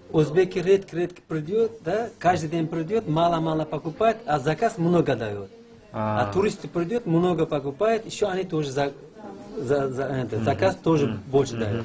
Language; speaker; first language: Russian; non-native, local second language; Uzbek